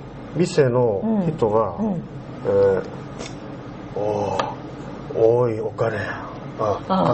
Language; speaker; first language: Japanese; non-native, learner; Korean